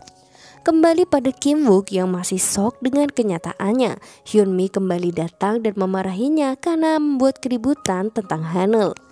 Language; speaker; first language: Indonesian; native; Indonesian